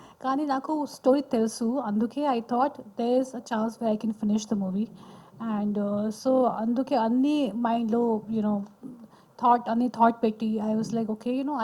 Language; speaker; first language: Telugu; non-native, local second language; Hindi